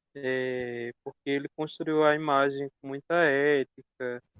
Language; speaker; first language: Portuguese; native; Portuguese